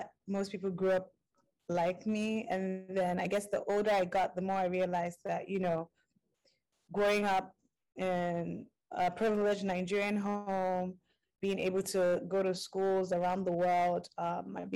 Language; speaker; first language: English; non-native, local second language; Igbo